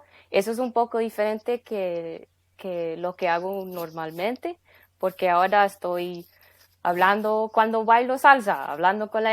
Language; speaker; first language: Spanish; non-native, fluent; English